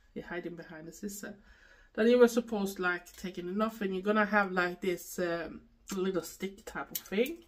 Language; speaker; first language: English; non-native, fluent; Swedish